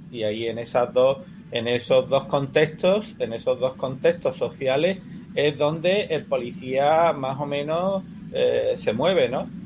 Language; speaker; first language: Spanish; native; Spanish